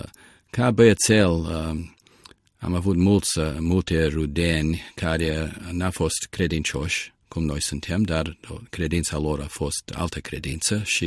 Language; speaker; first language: Romanian; early bilingual, heritage; Romanian